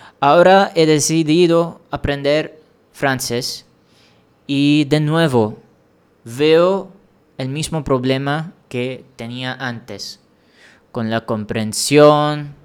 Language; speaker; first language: Spanish; non-native, fluent; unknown